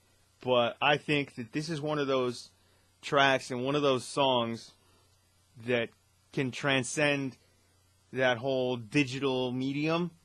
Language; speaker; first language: English; native; English